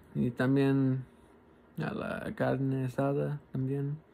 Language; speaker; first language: Spanish; early bilingual, heritage; Spanish